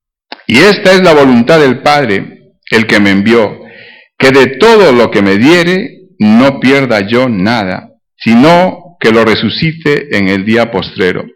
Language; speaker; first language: Spanish; native; Spanish